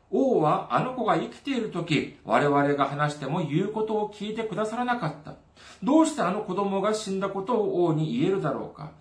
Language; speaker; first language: Japanese; non-native, fluent; Korean